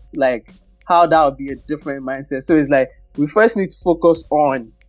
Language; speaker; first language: English; non-native, local second language; Yoruba